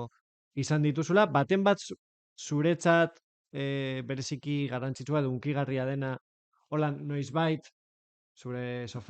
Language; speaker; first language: Basque; native; Basque